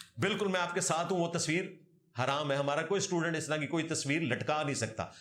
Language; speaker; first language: Urdu; non-native, local second language; Punjabi